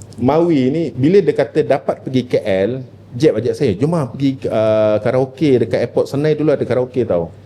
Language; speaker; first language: Malay; native; Malay